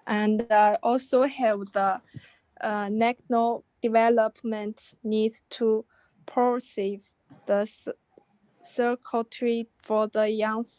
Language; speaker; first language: English; non-native, learner; Chinese